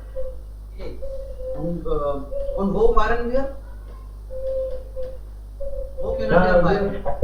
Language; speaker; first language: German; non-native, learner; Hindi